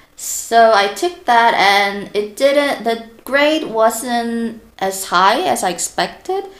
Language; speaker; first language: English; non-native, fluent; Korean